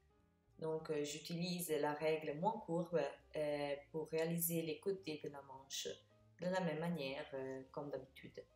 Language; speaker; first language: French; non-native, fluent; Italian